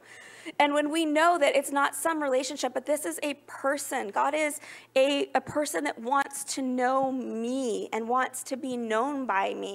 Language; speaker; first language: English; native; English